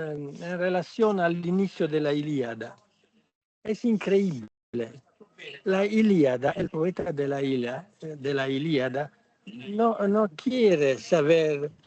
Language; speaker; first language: Spanish; non-native, fluent; Italian